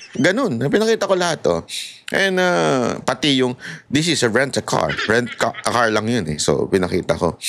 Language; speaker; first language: Filipino; native; Filipino